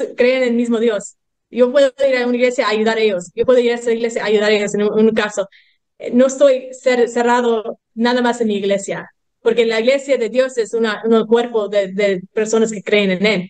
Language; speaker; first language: Spanish; early bilingual, heritage; English